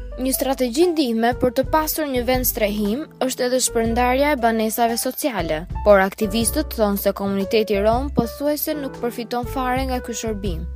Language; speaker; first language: Albanian; native; Albanian